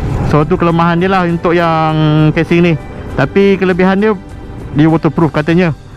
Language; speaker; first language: Malay; native; Malay